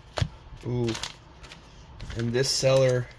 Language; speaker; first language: English; native; English